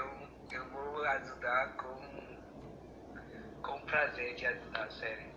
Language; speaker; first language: Portuguese; non-native, local second language; Tetum